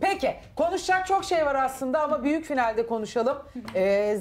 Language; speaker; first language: Turkish; native; Turkish